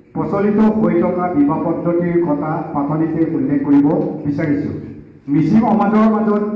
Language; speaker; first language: Assamese; non-native, local second language; Mising